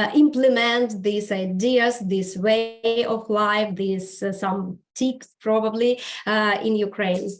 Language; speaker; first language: English; non-native, fluent; Ukrainian